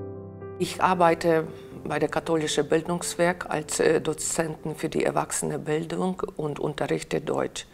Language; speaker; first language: German; non-native, fluent; Ukrainian